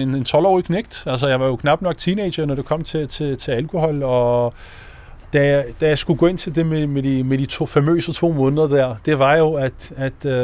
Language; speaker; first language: Danish; native; Danish